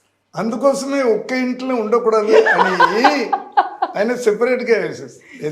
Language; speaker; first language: Telugu; non-native, learner; Tamil